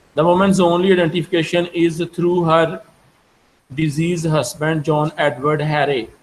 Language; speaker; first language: English; non-native, local second language; Urdu